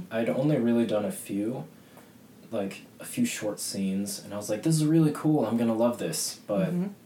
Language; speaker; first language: English; native; English